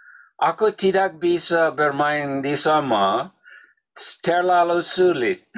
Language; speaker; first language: Indonesian; non-native, learner; English